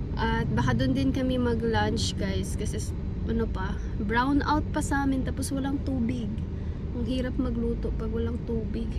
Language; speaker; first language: Filipino; native; Filipino